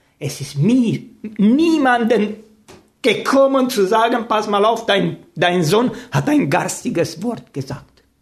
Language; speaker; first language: German; non-native, fluent; Romanian